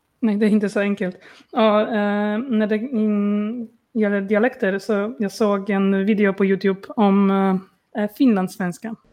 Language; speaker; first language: Swedish; non-native, learner; Polish